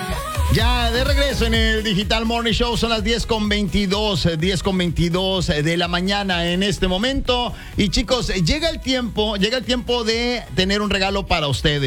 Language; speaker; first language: Spanish; native; Spanish